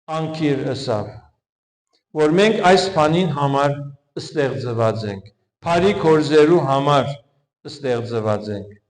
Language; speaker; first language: Armenian; early bilingual, heritage; Armenian